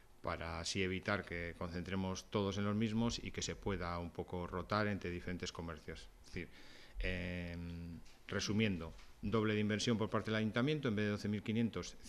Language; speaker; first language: Spanish; native; Spanish